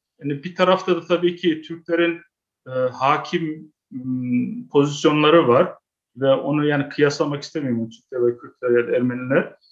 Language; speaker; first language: Turkish; early bilingual, heritage; Turkish